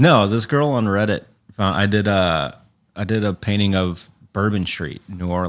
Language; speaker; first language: English; native; English